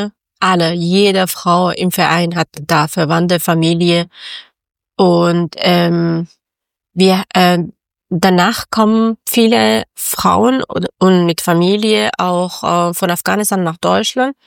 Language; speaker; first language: German; non-native, learner; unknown